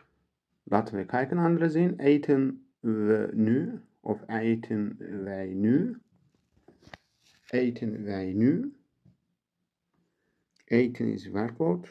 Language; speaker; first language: Dutch; non-native, learner; Turkish